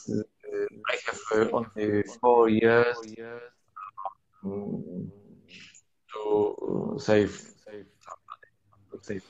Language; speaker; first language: English; non-native, learner; Polish